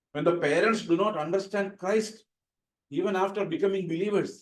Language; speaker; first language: English; non-native, local second language; Malayalam